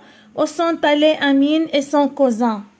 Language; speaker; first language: French; non-native, local second language; Arabic